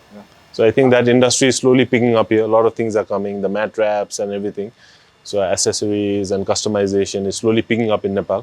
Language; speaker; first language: English; non-native, local second language; Nepali